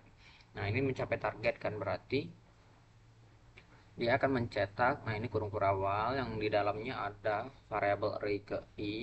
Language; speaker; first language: Indonesian; native; Indonesian